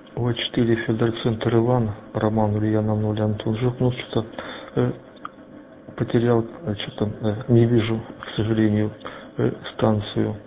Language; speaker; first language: Russian; native; Russian